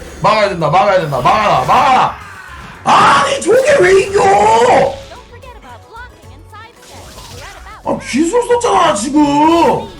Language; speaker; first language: Korean; native; Korean